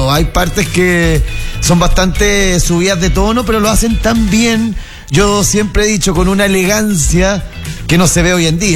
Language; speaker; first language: Spanish; native; Spanish